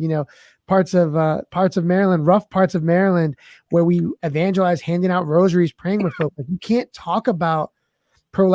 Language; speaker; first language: English; native; English